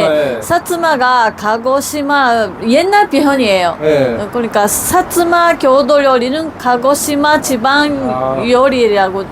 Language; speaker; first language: Korean; non-native, learner; Japanese